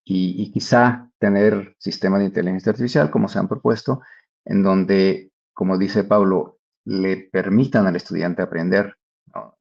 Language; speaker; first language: Spanish; native; Spanish